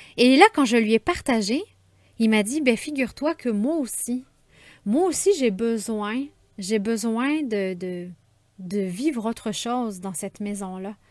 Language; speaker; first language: French; native; French